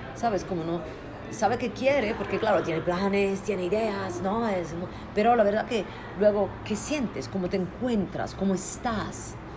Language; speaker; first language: Spanish; non-native, fluent; Italian